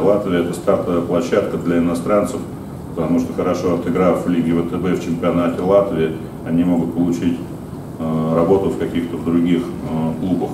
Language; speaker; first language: Russian; native; Russian